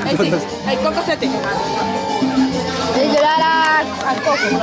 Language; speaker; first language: Spanish; native; Spanish